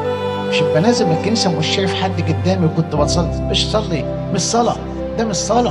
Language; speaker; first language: Arabic; native; Arabic